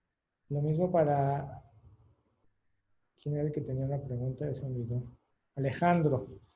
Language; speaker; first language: Spanish; native; Spanish